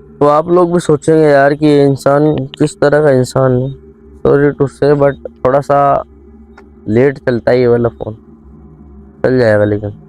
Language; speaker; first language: Hindi; native; Hindi